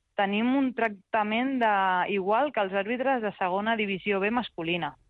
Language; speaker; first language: Catalan; early bilingual, other home language; Spanish